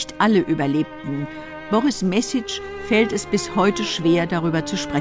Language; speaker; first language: German; native; German